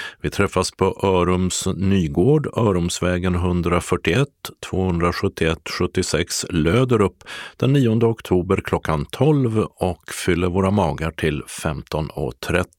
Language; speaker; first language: Swedish; native; Swedish